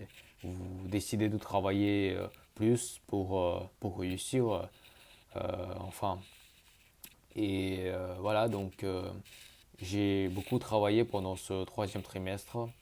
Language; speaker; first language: French; early bilingual, other home language; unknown